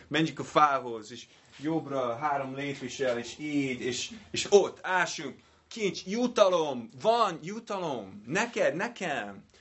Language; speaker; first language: Hungarian; non-native, fluent; English